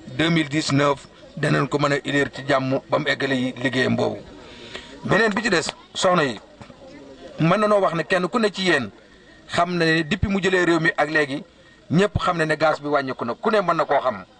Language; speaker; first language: Wolof; native; Wolof